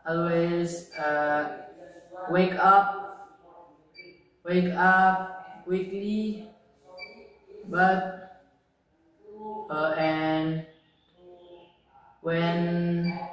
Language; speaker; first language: English; non-native, learner; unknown